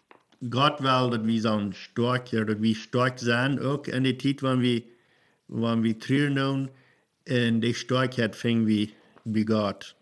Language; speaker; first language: German; non-native, learner; Plautdietsch